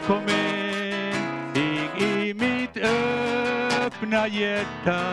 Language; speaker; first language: Swedish; non-native, fluent; Spanish